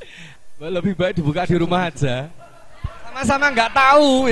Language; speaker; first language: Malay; non-native, local second language; Javanese